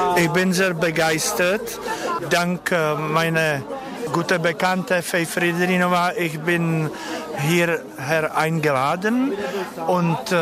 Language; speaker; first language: German; non-native, fluent; Czech